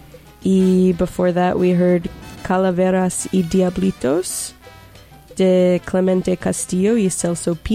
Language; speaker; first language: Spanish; non-native, learner; English